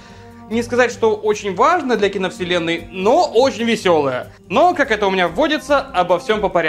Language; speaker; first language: Russian; native; Russian